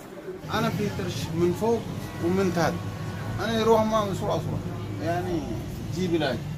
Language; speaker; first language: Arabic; non-native, learner; Amharic